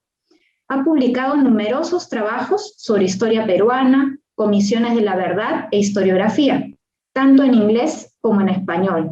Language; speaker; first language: Spanish; native; Spanish